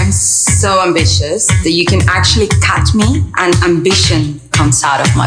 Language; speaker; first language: English; non-native, fluent; Spanish